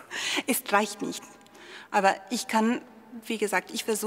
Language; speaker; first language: German; non-native, fluent; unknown